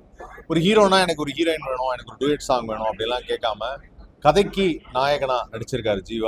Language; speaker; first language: Tamil; native; Tamil